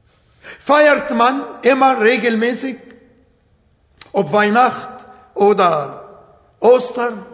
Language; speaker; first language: German; non-native, fluent; Arabic